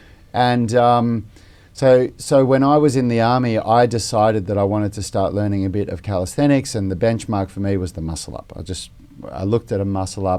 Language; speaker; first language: English; native; English